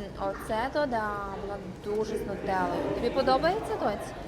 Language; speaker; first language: Ukrainian; native; Ukrainian